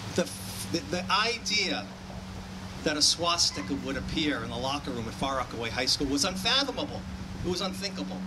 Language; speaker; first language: English; native; English